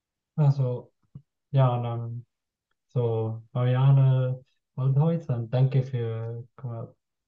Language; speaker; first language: German; non-native, learner; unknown